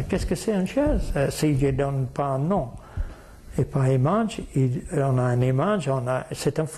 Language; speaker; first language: French; non-native, fluent; English